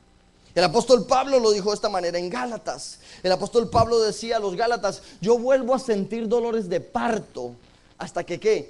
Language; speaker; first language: Spanish; native; Spanish